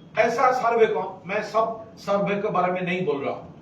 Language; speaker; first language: Hindi; non-native, local second language; Bangla